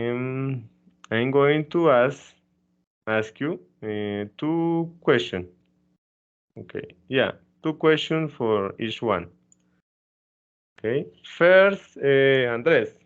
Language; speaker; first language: English; non-native, fluent; Spanish